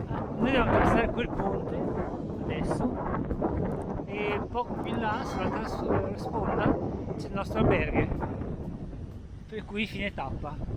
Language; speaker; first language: Italian; native; Italian